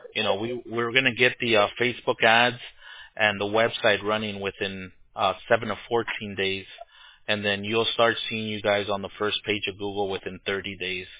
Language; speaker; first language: English; early bilingual, other home language; Spanish